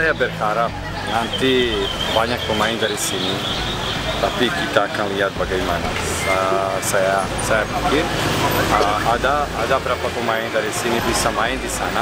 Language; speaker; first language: Indonesian; non-native, learner; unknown